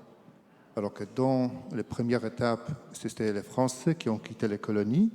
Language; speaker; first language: French; non-native, fluent; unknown